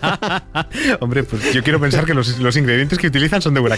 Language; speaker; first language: Spanish; native; Spanish